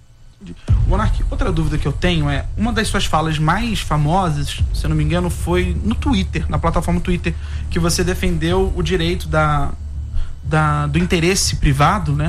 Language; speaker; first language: Portuguese; native; Portuguese